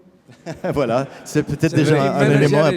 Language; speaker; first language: French; native; French